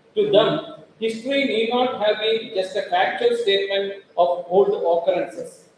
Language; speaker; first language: English; non-native, local second language; Malayalam